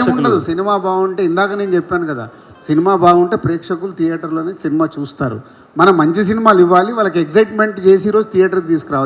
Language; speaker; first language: Telugu; native; Telugu